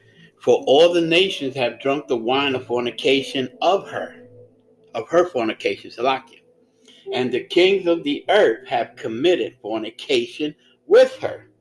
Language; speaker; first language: English; native; English